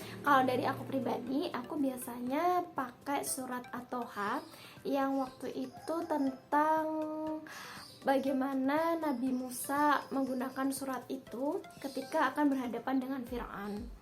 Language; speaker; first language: Indonesian; native; Indonesian